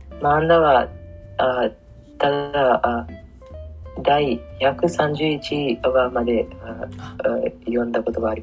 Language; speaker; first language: Japanese; non-native, learner; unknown